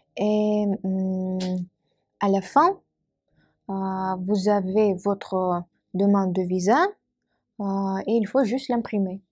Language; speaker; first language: French; non-native, fluent; Russian